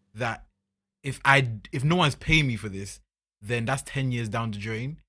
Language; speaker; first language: English; non-native, local second language; Akan